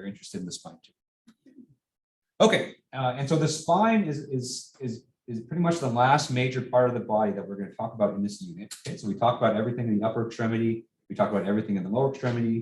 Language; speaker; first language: English; native; English